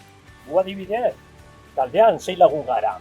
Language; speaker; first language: Basque; non-native, fluent; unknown